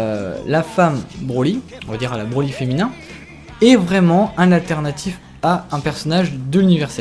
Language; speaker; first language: French; native; French